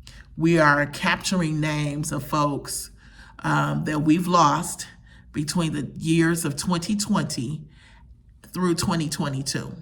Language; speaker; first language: English; native; English